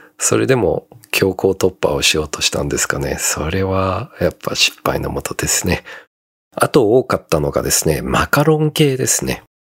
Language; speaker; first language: Japanese; native; Japanese